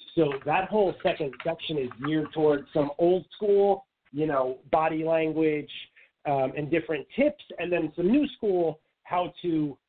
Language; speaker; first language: English; native; English